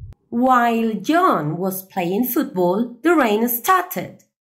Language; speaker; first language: English; non-native, fluent; Spanish